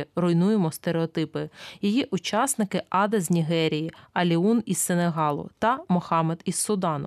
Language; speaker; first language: Ukrainian; native; Ukrainian